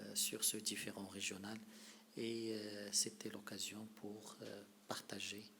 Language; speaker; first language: French; non-native, local second language; Arabic